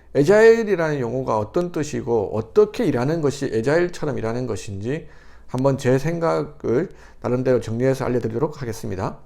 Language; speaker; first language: Korean; native; Korean